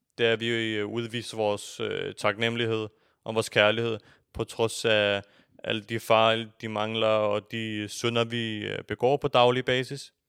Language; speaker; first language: Danish; early bilingual, other home language; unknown